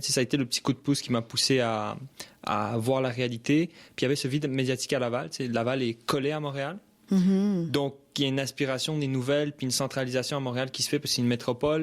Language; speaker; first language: French; early bilingual, other home language; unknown